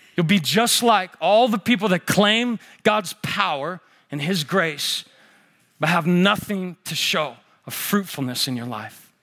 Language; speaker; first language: English; native; English